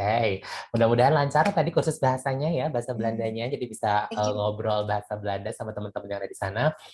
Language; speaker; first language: Indonesian; native; Indonesian